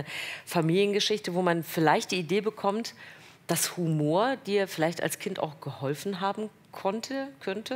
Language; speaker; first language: German; native; German